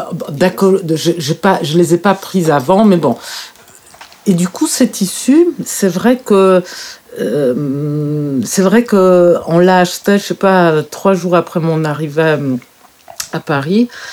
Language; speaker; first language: French; non-native, fluent; Polish